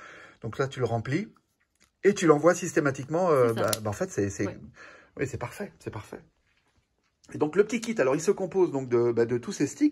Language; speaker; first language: French; native; French